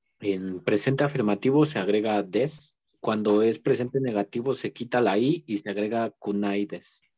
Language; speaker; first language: Spanish; native; Spanish